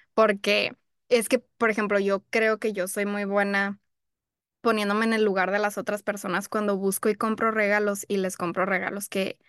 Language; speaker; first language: Spanish; early bilingual, heritage; Spanish